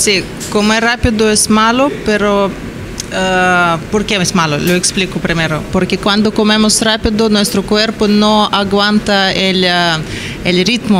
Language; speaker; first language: Spanish; non-native, learner; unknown